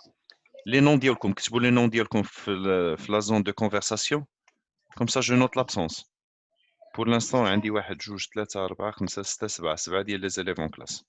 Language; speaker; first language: French; non-native, local second language; Arabic